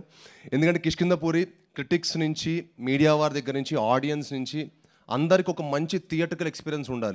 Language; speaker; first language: Telugu; native; Telugu